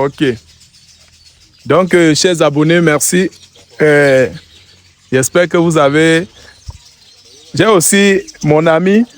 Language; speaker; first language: French; native; French